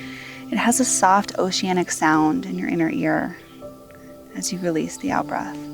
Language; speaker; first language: English; native; English